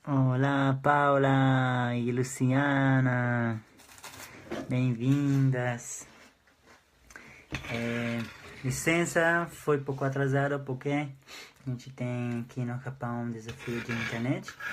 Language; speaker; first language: Portuguese; non-native, fluent; Hebrew